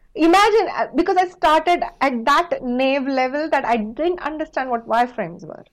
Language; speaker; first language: English; non-native, local second language; Kannada